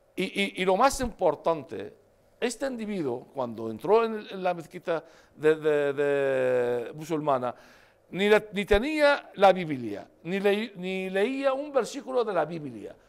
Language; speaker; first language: Spanish; non-native, fluent; Arabic